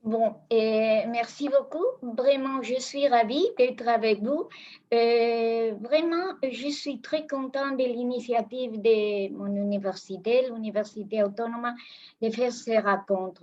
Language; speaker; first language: French; non-native, fluent; Spanish